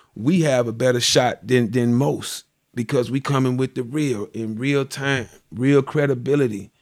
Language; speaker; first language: English; native; English